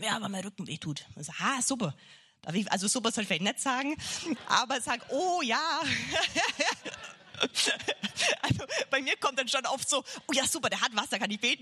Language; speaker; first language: German; native; German